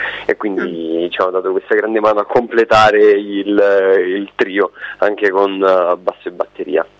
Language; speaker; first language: Italian; native; Italian